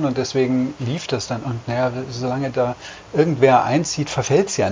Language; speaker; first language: German; native; German